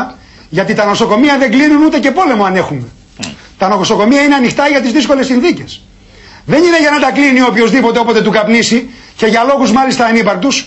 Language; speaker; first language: Greek; native; Greek